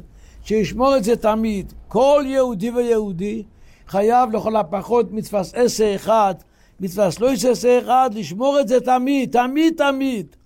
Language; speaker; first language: Hebrew; non-native, local second language; Yiddish